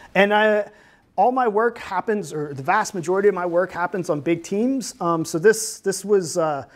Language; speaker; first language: English; native; English